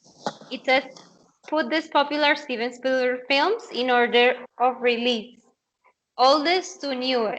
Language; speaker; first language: English; non-native, fluent; Spanish